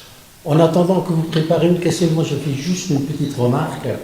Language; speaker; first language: French; non-native, fluent; Persian